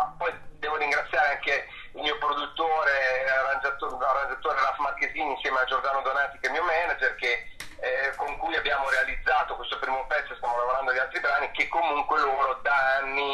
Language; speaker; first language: Italian; native; Italian